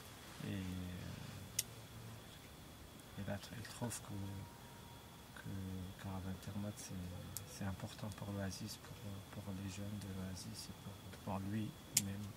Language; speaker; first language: French; non-native, local second language; Arabic